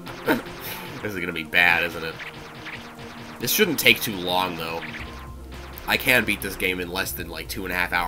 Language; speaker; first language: English; native; English